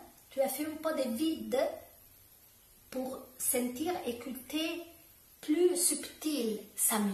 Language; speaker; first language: French; non-native, learner; Italian